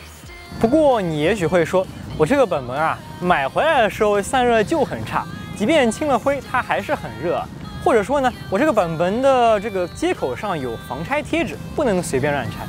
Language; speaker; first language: Chinese; native; Chinese